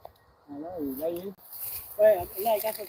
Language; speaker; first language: French; non-native, local second language; Guadeloupean Creole French